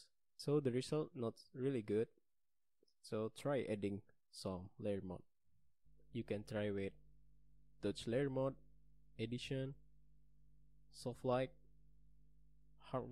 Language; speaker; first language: English; non-native, learner; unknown